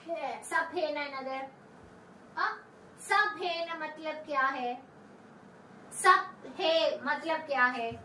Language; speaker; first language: Hindi; non-native, local second language; Tamil